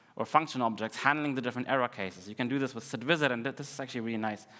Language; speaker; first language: English; non-native, fluent; Russian